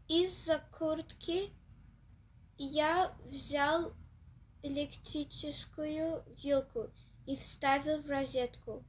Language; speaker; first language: Russian; early bilingual, heritage; Russian